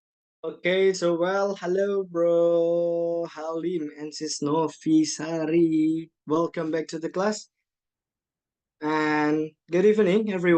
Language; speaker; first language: English; non-native, fluent; Indonesian